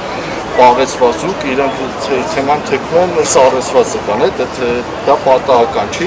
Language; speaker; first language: Armenian; native; Armenian